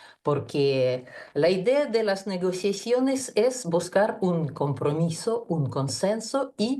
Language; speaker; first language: Spanish; non-native, fluent; Russian